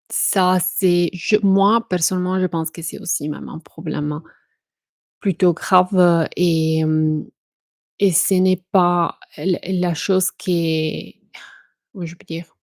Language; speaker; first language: French; non-native, fluent; Italian